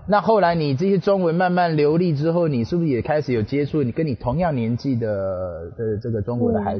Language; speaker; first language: Chinese; native; Chinese